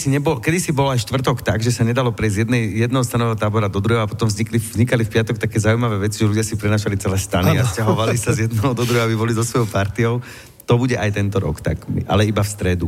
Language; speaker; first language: Slovak; native; Slovak